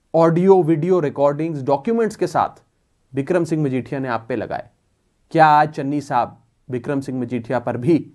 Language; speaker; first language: Hindi; non-native, local second language; Punjabi